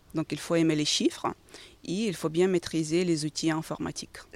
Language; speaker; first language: French; non-native, fluent; Ukrainian